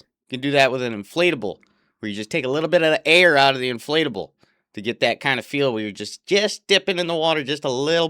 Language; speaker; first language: English; native; English